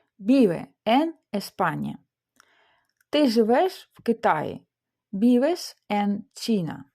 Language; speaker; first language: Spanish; non-native, fluent; Ukrainian